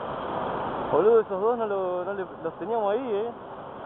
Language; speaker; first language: Spanish; native; Spanish